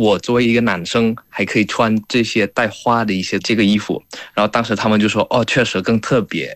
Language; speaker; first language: Chinese; non-native, fluent; Indonesian